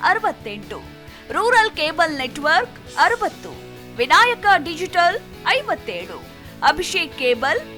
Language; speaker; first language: Kannada; native; Kannada